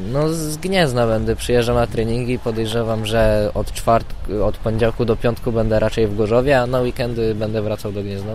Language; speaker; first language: Polish; native; Polish